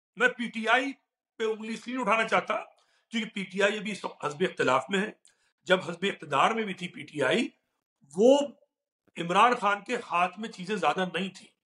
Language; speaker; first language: Urdu; native; Urdu